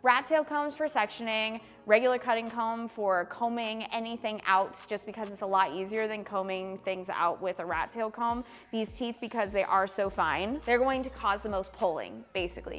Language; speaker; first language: English; native; English